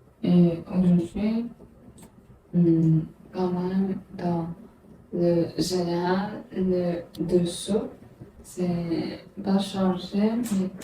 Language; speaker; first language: French; non-native, learner; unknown